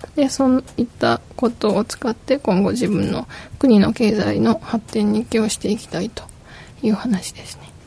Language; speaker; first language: Japanese; native; Japanese